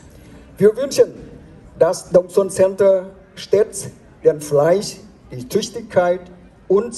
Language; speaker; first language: German; non-native, fluent; Vietnamese